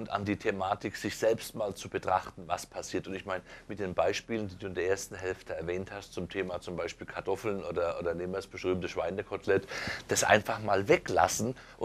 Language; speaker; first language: German; native; German